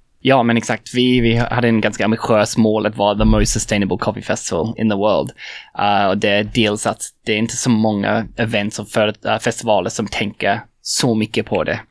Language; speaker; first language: Swedish; non-native, fluent; English